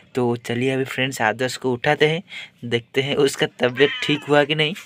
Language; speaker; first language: Hindi; non-native, local second language; Odia